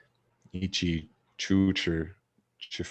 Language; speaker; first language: Chinese; non-native, learner; English